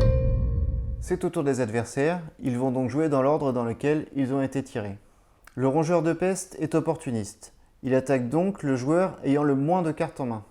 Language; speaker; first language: French; native; French